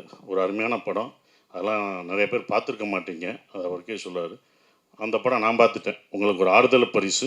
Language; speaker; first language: Tamil; native; Tamil